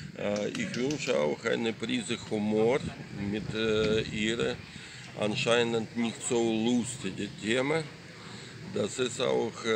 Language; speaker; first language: German; non-native, fluent; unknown